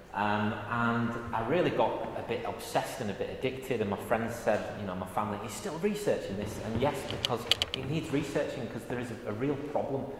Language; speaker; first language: English; native; English